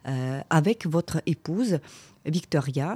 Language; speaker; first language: French; non-native, fluent; Ukrainian